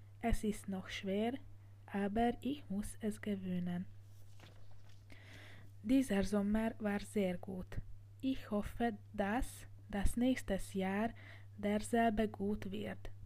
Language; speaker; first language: German; non-native, learner; Hungarian